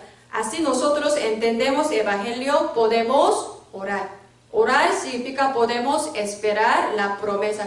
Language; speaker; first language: Spanish; non-native, learner; Korean